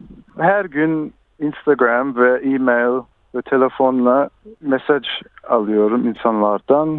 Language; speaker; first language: Turkish; early bilingual, heritage; Turkish